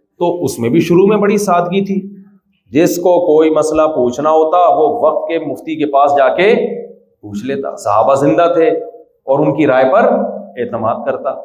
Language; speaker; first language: Urdu; native; Urdu